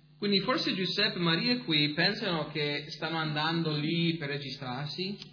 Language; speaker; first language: Italian; non-native, fluent; English